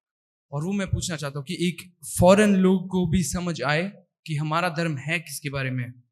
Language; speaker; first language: Hindi; early bilingual, heritage; Hindi